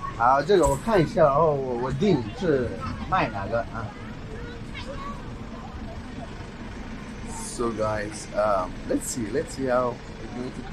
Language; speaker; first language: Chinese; non-native, learner; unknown